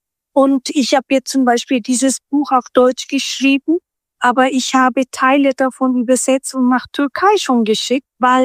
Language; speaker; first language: German; non-native, fluent; Turkish